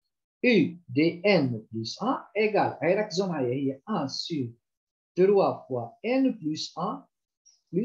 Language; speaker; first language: French; non-native, local second language; Arabic